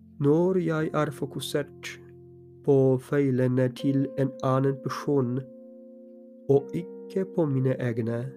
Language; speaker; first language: Norwegian; non-native, fluent; Polish